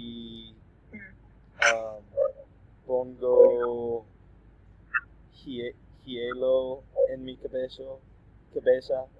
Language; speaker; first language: Spanish; non-native, learner; English